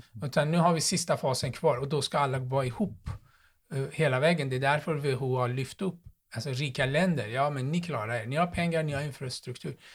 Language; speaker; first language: Swedish; non-native, fluent; Persian